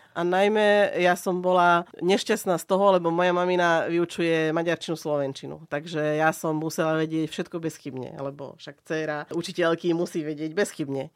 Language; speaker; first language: Slovak; non-native, local second language; Hungarian